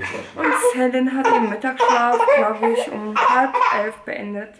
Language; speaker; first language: German; native; German